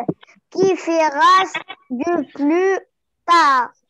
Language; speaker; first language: French; non-native, local second language; Arabic